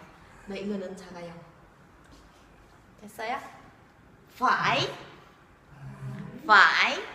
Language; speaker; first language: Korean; non-native, fluent; Vietnamese